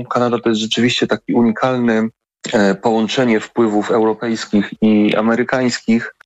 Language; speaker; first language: Polish; native; Polish